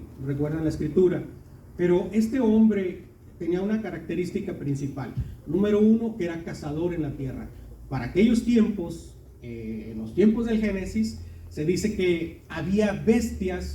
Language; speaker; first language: Spanish; native; Spanish